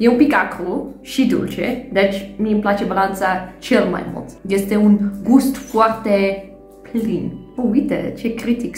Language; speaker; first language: Romanian; non-native, learner; Dutch